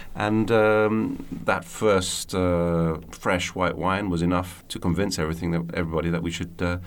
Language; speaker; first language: English; native; English